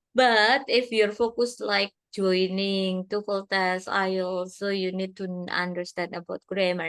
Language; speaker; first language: English; non-native, fluent; Indonesian